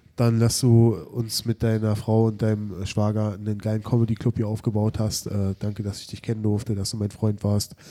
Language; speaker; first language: German; native; German